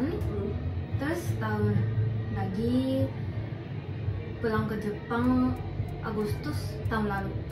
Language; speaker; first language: Indonesian; non-native, fluent; Japanese